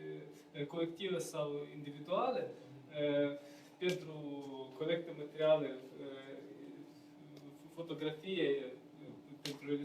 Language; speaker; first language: Romanian; non-native, learner; Ukrainian